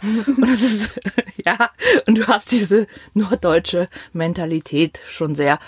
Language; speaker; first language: German; native; German